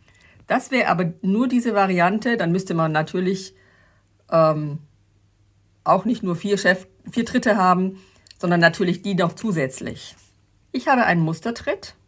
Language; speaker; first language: German; native; German